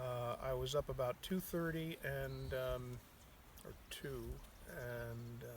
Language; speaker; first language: English; native; English